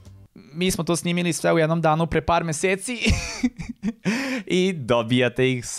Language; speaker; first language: Serbian; native; Serbian